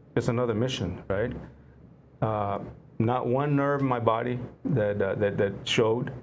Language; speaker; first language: English; native; English